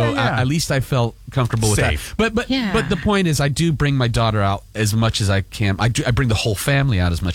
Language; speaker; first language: English; native; English